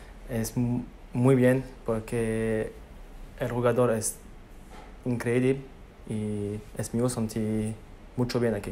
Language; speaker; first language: Spanish; non-native, learner; French